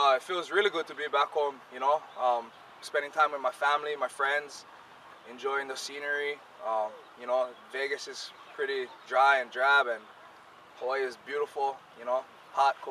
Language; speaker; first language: English; native; English